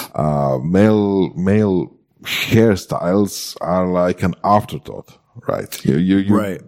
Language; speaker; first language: English; non-native, fluent; Croatian